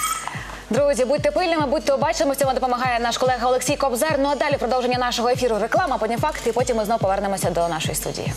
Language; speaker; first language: Ukrainian; native; Ukrainian